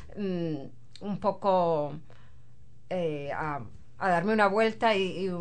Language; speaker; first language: Spanish; native; Spanish